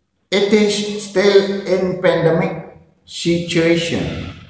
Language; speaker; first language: English; non-native, fluent; Indonesian